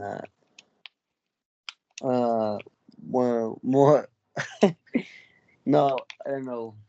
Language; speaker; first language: English; non-native, learner; Spanish